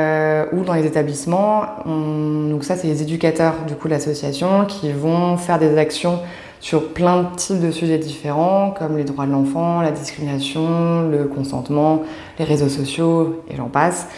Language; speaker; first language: French; native; French